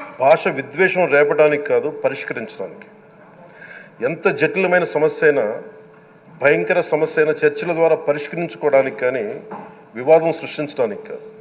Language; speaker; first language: Telugu; native; Telugu